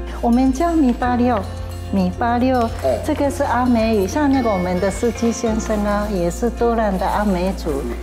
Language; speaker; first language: Chinese; non-native, fluent; Japanese